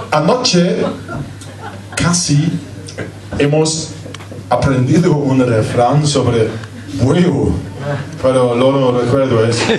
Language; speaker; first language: Spanish; non-native, learner; German